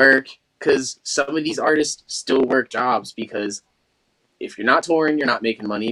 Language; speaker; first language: English; native; English